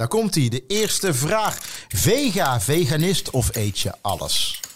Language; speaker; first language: Dutch; native; Dutch